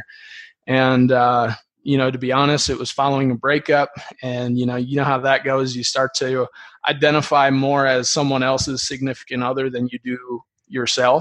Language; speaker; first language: English; native; English